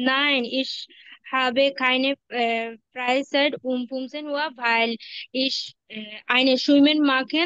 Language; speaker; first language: German; non-native, learner; Bangla